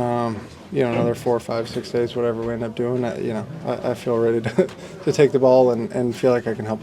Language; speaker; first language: English; native; English